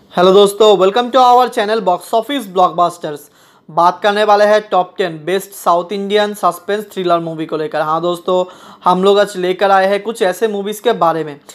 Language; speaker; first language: Hindi; non-native, local second language; Bangla